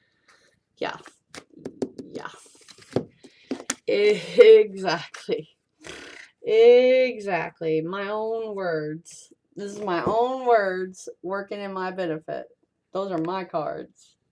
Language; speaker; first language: English; native; English